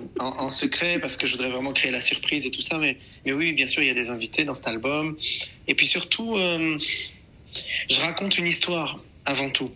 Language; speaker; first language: French; native; French